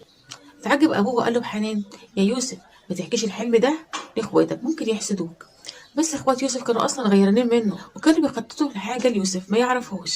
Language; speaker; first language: Arabic; native; Arabic